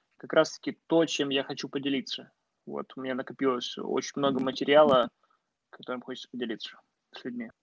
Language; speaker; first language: Russian; native; Russian